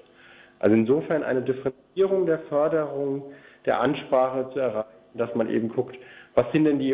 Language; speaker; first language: German; native; German